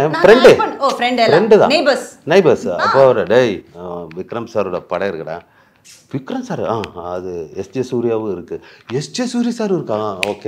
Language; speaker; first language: Tamil; non-native, learner; Malayalam